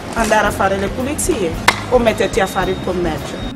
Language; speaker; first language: Italian; non-native, fluent; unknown